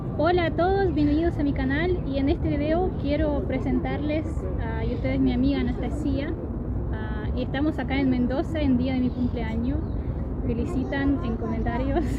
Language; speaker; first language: Spanish; non-native, fluent; Russian